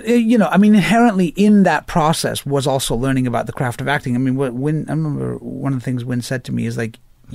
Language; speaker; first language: English; native; English